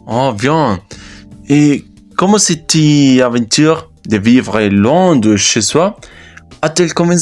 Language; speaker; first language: French; non-native, learner; Spanish